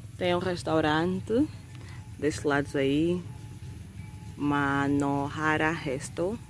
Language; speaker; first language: Portuguese; native; Portuguese